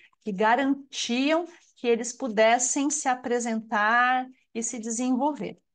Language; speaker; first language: Portuguese; native; Portuguese